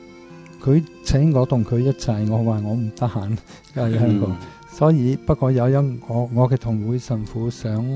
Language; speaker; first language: Cantonese; non-native, fluent; Italian